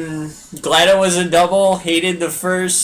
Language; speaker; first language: English; native; English